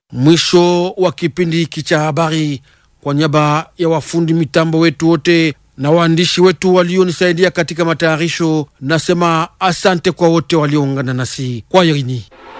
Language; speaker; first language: Swahili; native; Swahili